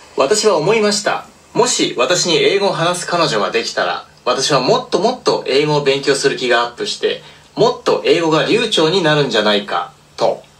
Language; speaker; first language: Japanese; native; Japanese